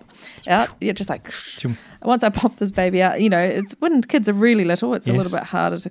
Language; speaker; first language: English; native; English